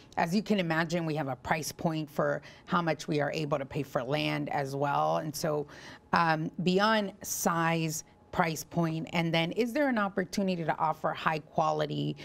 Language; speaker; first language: English; early bilingual, other home language; Spanish